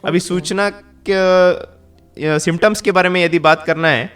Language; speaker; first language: Hindi; non-native, local second language; Kannada